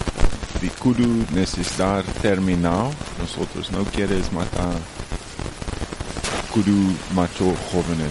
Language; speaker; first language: Spanish; non-native, learner; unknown